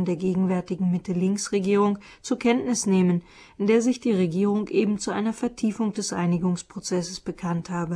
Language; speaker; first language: German; native; German